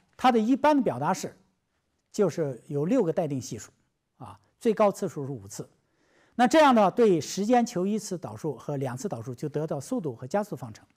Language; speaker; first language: Chinese; native; Chinese